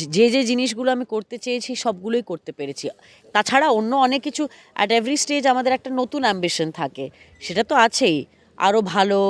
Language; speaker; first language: Bangla; early bilingual, heritage; Bangla